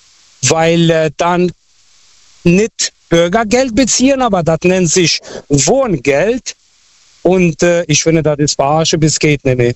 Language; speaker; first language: German; non-native, local second language; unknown